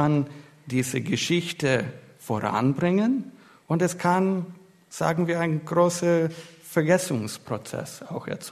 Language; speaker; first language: German; non-native, fluent; English